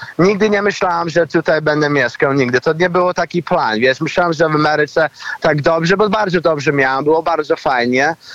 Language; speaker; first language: Polish; early bilingual, heritage; Polish